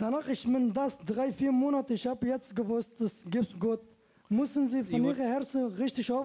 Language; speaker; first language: German; non-native, learner; Turkish